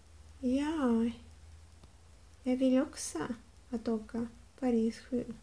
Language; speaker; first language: Swedish; non-native, learner; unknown